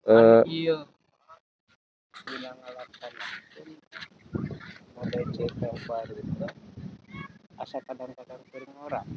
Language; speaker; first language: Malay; non-native, local second language; Sundanese